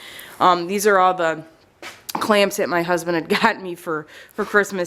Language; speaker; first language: English; native; English